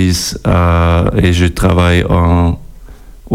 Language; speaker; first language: French; non-native, learner; German